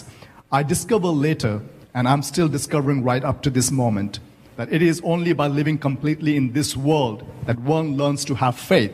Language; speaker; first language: English; non-native, local second language; Malayalam